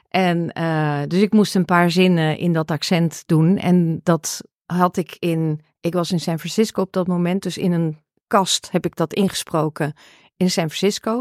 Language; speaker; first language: Dutch; early bilingual, heritage; Dutch